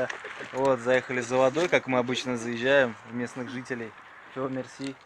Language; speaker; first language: Russian; native; Russian